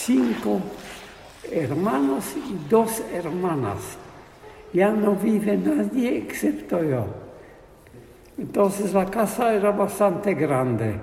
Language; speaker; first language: Spanish; non-native, fluent; Polish